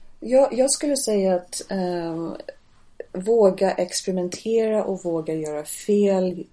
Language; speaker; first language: Swedish; non-native, fluent; English